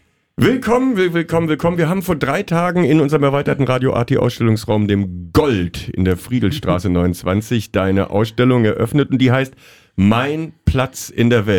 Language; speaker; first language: German; native; German